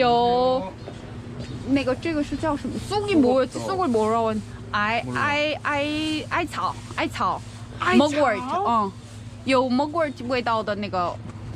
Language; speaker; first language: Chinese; non-native, fluent; Korean